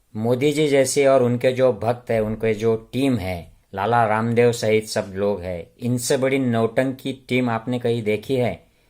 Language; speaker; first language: Hindi; non-native, local second language; Marathi